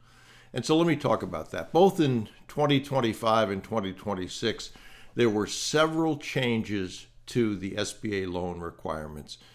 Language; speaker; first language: English; native; English